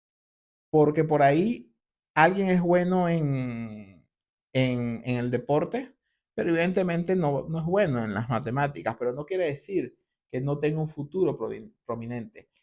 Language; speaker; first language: Spanish; native; Spanish